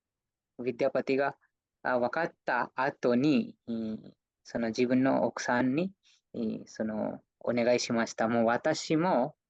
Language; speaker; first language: Japanese; non-native, fluent; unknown